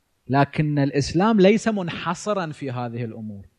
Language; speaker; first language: Arabic; native; Arabic